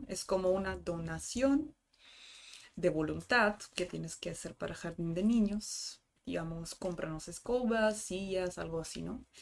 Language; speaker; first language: Spanish; non-native, fluent; Russian